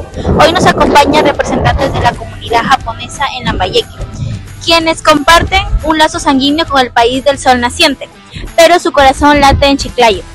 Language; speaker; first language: Spanish; native; Spanish